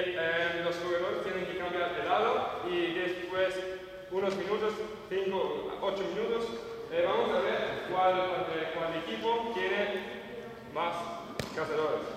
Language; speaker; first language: Spanish; non-native, learner; German